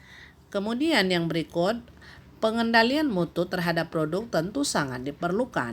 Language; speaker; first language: Indonesian; native; Indonesian